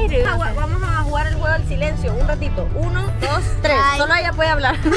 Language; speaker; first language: Spanish; native; Spanish